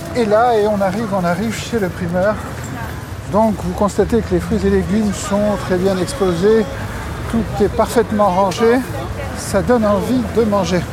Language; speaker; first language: French; native; French